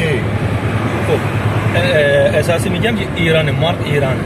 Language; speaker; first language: Persian; non-native, fluent; Turkish